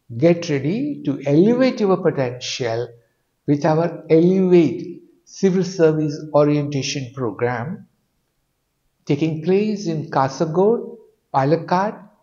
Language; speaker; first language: English; non-native, local second language; Malayalam